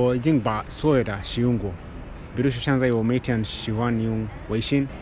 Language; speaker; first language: Chinese; non-native, learner; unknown